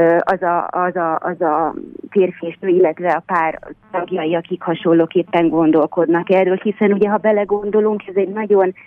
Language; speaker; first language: Hungarian; native; Hungarian